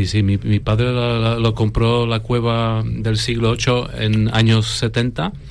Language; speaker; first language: Spanish; non-native, fluent; Polish